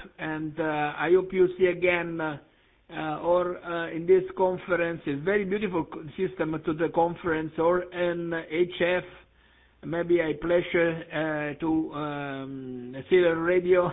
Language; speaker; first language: English; non-native, learner; Italian